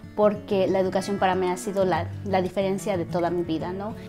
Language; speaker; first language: Spanish; early bilingual, heritage; Spanish